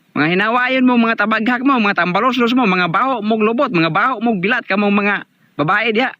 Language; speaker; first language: Cebuano; non-native, local second language; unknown